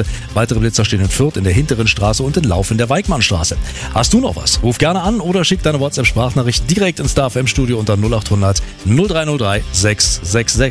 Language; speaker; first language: German; native; German